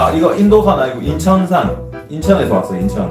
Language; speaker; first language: Korean; native; Korean